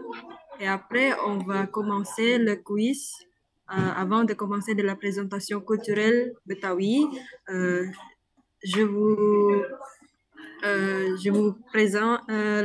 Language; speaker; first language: French; non-native, learner; Indonesian